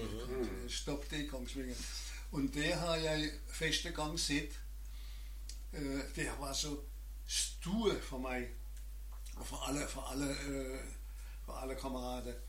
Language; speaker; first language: Danish; non-native, learner; German